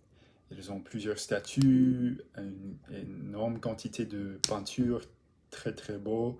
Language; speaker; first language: French; non-native, learner; English